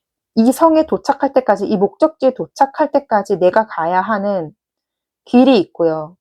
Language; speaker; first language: Korean; native; Korean